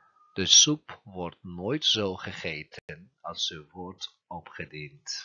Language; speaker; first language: Dutch; non-native, fluent; Turkish